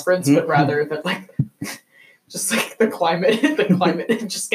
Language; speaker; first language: English; non-native, local second language; Cantonese